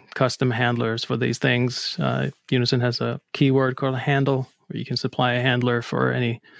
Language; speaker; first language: English; non-native, fluent; Icelandic